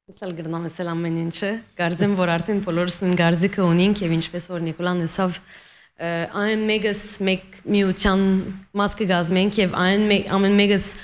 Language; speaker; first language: Armenian; early bilingual, heritage; Armenian